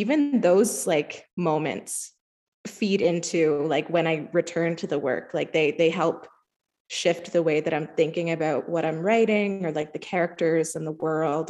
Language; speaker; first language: English; native; English